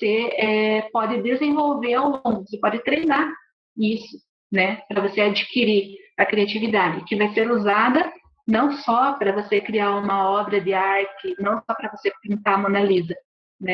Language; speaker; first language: Portuguese; native; Portuguese